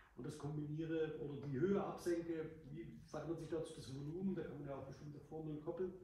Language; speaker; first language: German; native; German